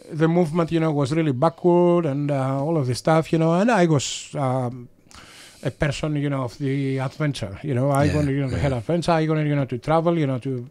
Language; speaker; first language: English; non-native, fluent; Greek